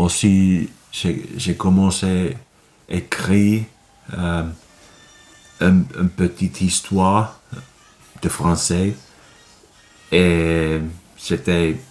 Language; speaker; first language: French; non-native, learner; Finnish